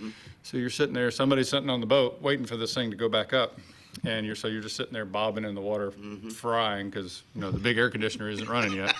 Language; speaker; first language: English; native; English